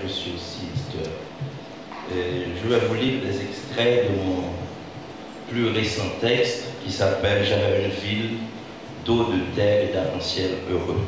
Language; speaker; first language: French; non-native, local second language; Haitian Creole